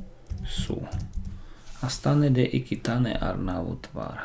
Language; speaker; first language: Turkish; non-native, learner; Slovak